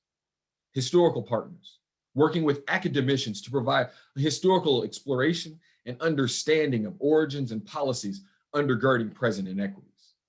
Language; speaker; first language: English; native; English